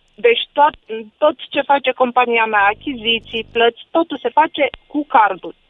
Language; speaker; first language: Romanian; native; Romanian